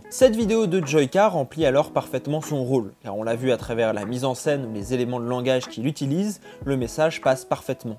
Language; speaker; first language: French; native; French